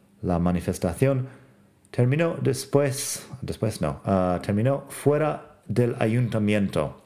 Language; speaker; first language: Spanish; non-native, fluent; English